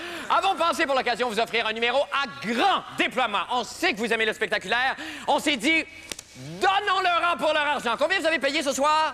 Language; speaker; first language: French; native; French